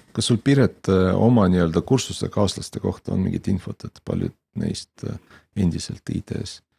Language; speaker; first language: Estonian; native; Estonian